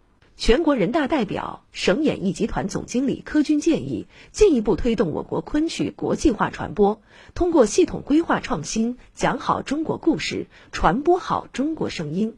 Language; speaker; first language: Chinese; native; Chinese